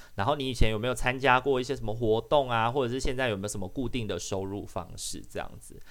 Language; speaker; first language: Chinese; non-native, local second language; Min Nan Chinese